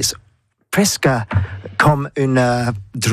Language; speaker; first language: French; non-native, learner; English